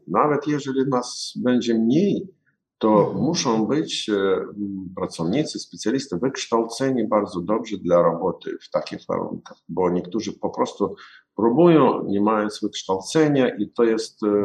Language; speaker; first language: Polish; non-native, learner; Ukrainian